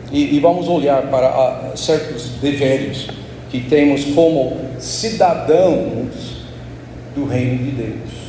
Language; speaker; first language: Portuguese; non-native, fluent; English